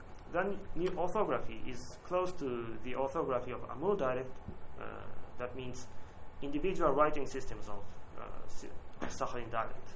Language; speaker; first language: English; non-native, learner; Japanese